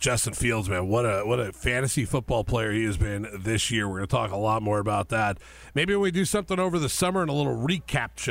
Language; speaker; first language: English; native; English